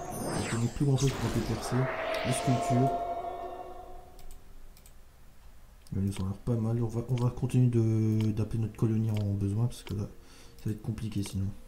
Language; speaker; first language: French; native; French